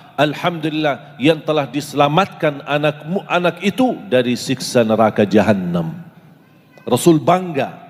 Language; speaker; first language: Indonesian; non-native, fluent; Arabic